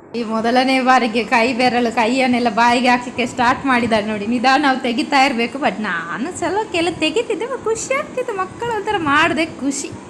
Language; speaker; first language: Kannada; non-native, local second language; Tulu